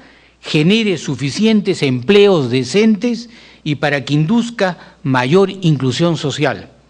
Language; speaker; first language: Spanish; native; Spanish